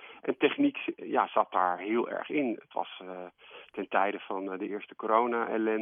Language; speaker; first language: Dutch; native; Dutch